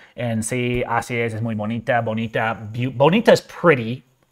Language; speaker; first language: Spanish; non-native, learner; English